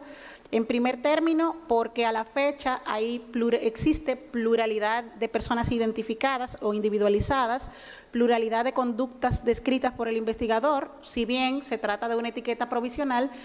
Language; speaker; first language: Spanish; native; Spanish